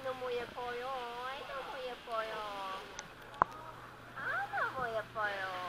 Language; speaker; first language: Korean; non-native, learner; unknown